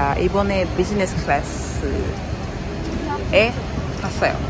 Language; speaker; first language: Korean; non-native, fluent; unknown